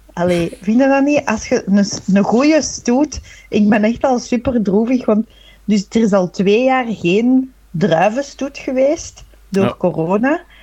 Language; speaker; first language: Dutch; native; Dutch